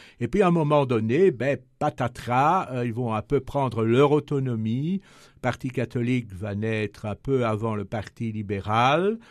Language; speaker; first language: French; native; French